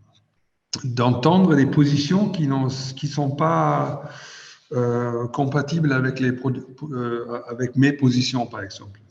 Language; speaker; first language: French; non-native, fluent; German